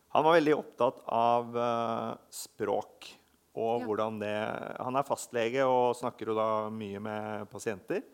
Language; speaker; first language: Norwegian; native; Norwegian